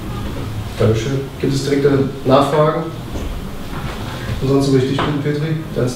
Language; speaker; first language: German; native; German